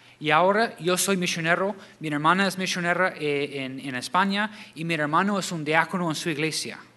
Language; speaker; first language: Spanish; non-native, fluent; English